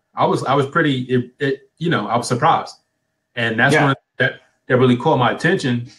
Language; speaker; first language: English; native; English